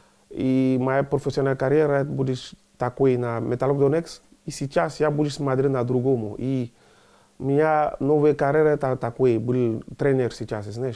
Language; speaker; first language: Russian; non-native, learner; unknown